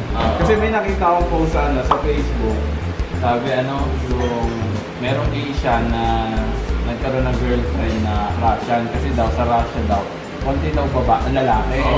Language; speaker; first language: Filipino; native; Filipino